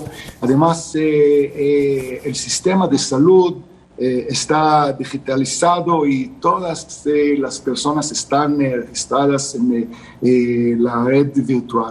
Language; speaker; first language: Spanish; non-native, fluent; Hebrew